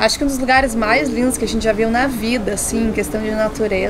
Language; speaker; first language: Portuguese; native; Portuguese